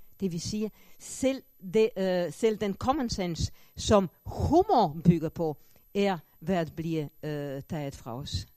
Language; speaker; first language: Danish; non-native, fluent; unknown